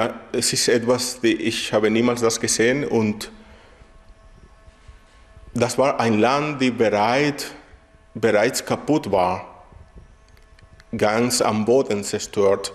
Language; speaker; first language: German; non-native, learner; Spanish